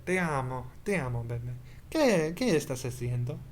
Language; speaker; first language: Spanish; non-native, learner; English